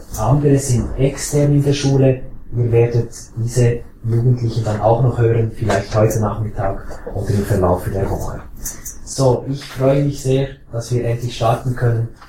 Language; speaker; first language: German; native; German